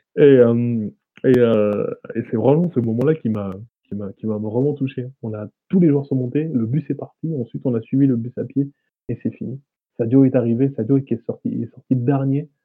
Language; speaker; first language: French; native; French